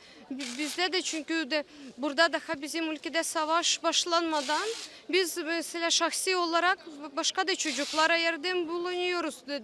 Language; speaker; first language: Turkish; non-native, fluent; Ukrainian